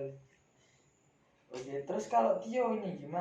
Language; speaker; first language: Indonesian; native; Indonesian